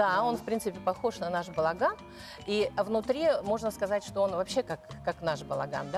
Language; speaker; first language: Russian; native; Russian